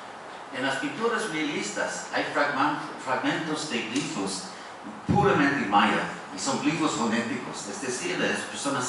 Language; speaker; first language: Spanish; non-native, fluent; English